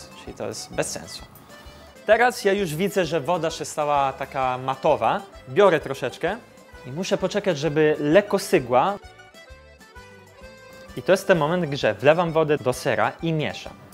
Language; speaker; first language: Polish; non-native, fluent; Italian